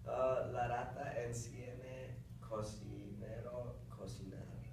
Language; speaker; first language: Spanish; non-native, learner; English